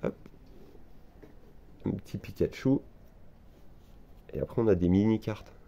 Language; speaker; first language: French; native; French